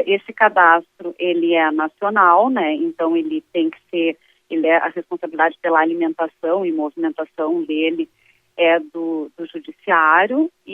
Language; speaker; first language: Portuguese; native; Portuguese